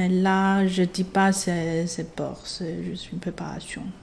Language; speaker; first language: French; non-native, fluent; Chinese